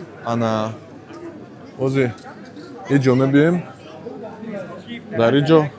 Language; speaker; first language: Persian; native; Persian